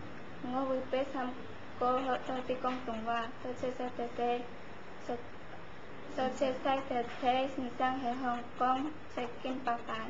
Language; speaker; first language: Cantonese; non-native, learner; Indonesian